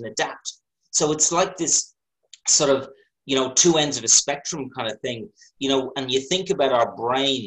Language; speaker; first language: English; native; English